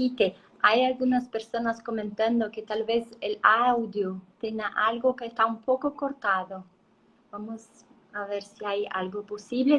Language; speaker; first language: Spanish; non-native, learner; Portuguese